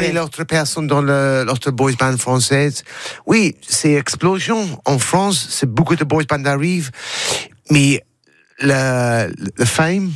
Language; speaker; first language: French; non-native, learner; English